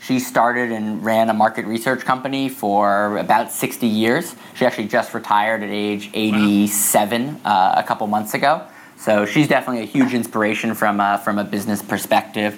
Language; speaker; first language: English; native; English